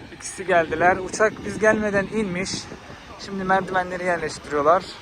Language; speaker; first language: Turkish; native; Turkish